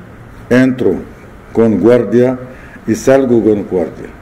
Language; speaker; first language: Spanish; non-native, fluent; Arabic